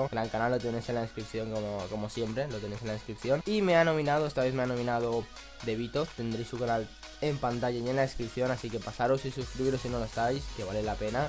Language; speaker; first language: Spanish; native; Spanish